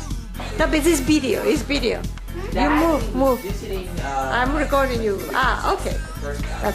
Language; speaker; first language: English; non-native, learner; Spanish